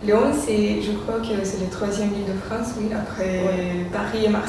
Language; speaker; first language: French; non-native, fluent; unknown